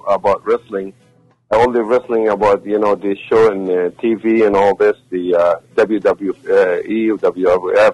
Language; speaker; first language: English; non-native, learner; Arabic